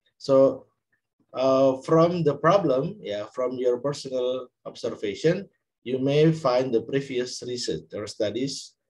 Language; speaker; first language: English; non-native, fluent; Indonesian